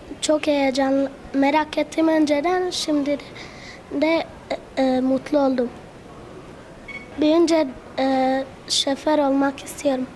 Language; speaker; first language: Turkish; early bilingual, other home language; Arabic